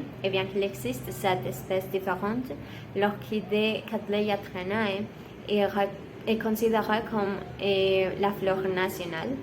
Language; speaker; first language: French; non-native, learner; Spanish